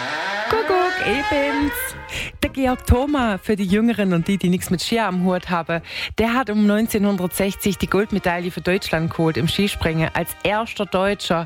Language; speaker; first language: German; native; German